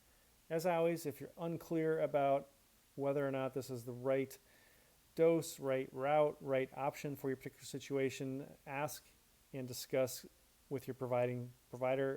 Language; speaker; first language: English; native; English